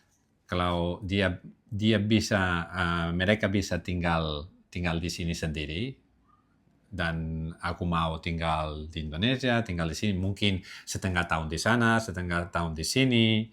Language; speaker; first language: Indonesian; non-native, learner; Catalan